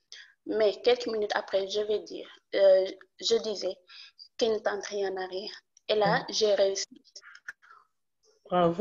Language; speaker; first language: French; non-native, local second language; Wolof